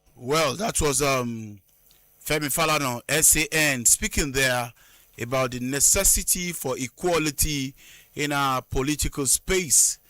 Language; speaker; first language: English; non-native, local second language; Yoruba